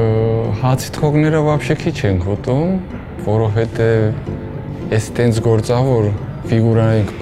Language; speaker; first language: Armenian; early bilingual, heritage; Armenian